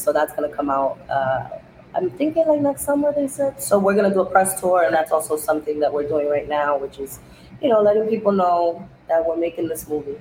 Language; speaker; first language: English; early bilingual, other home language; Spanish